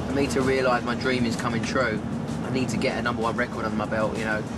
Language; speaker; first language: English; native; English